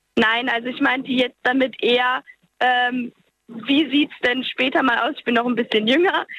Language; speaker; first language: German; native; German